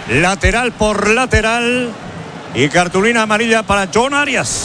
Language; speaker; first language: Spanish; native; Spanish